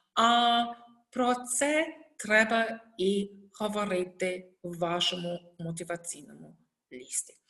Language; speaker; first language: Ukrainian; non-native, learner; German